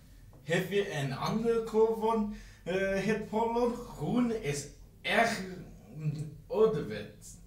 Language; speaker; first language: Dutch; non-native, learner; English